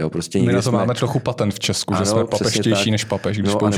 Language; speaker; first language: Czech; native; Czech